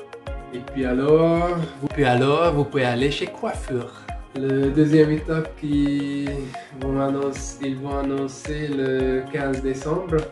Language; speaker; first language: French; non-native, fluent; Hungarian